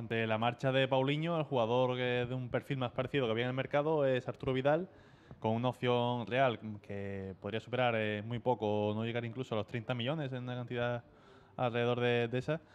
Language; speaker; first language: Spanish; native; Spanish